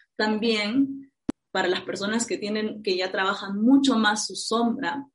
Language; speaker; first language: Spanish; native; Spanish